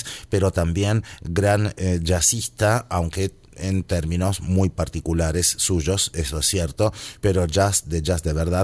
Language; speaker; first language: Spanish; native; Spanish